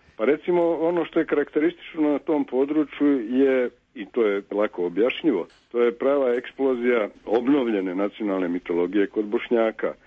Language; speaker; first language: Serbian; native; Serbian